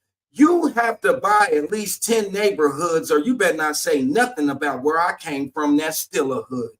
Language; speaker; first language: English; native; English